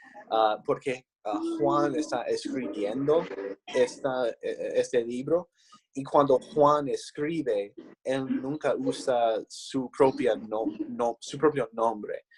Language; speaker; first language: Spanish; non-native, fluent; English